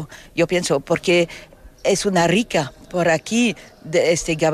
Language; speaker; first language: Spanish; early bilingual, heritage; French